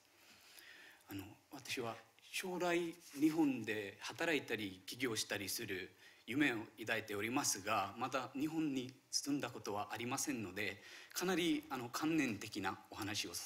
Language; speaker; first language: Japanese; non-native, fluent; Marathi